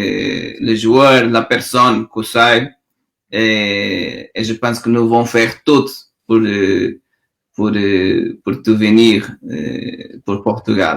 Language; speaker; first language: French; non-native, learner; Portuguese